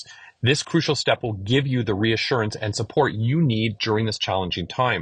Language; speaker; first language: English; native; English